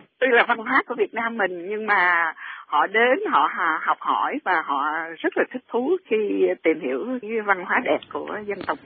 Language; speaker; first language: Vietnamese; native; Vietnamese